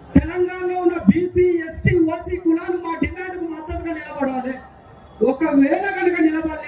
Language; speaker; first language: Telugu; non-native, local second language; Koya